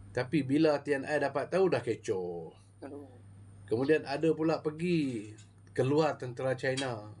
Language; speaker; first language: Malay; native; Malay